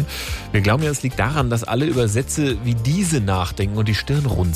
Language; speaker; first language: German; native; German